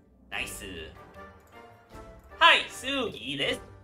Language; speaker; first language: Japanese; non-native, learner; Spanish